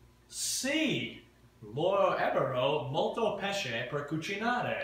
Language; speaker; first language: Italian; non-native, learner; English